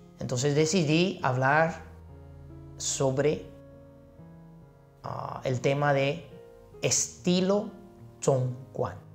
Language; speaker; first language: Spanish; non-native, fluent; Chinese